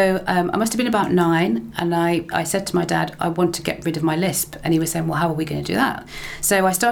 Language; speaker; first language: English; native; English